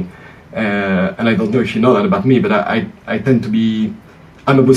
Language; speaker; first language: English; non-native, fluent; French